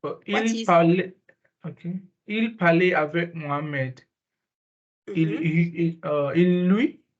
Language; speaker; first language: French; non-native, learner; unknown